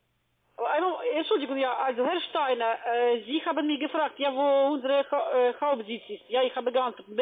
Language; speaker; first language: German; non-native, fluent; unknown